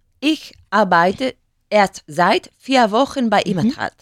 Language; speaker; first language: German; non-native, learner; Spanish